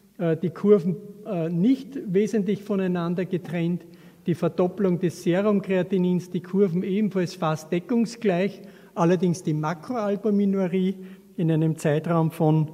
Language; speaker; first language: German; native; German